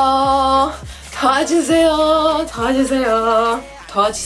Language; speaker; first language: Korean; non-native, fluent; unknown